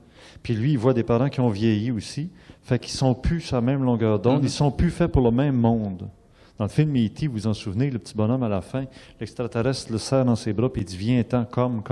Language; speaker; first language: French; native; French